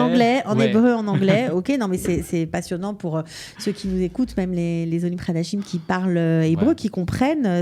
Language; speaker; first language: French; native; French